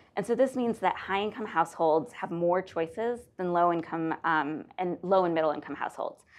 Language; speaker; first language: English; native; English